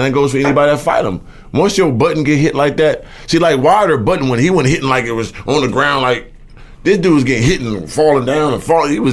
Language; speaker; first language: English; native; English